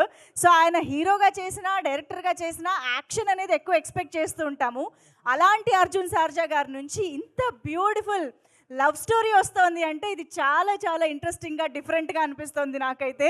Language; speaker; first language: Telugu; native; Telugu